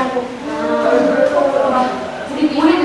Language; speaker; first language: Korean; early bilingual, heritage; Korean